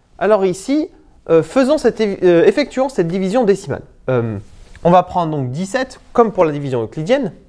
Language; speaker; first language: French; native; French